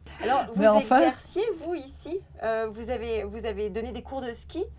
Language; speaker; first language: French; native; French